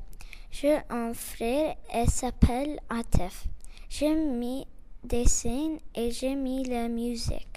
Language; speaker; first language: French; non-native, learner; Arabic